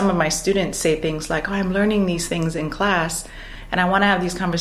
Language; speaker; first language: English; native; English